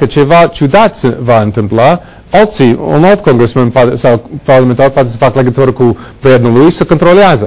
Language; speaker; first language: Romanian; non-native, fluent; English